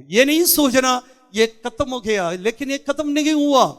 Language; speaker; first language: Hindi; non-native, local second language; Malayalam